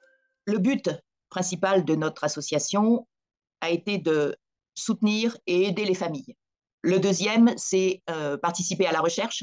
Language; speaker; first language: French; native; French